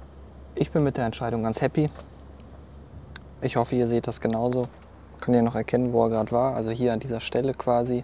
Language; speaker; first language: German; native; German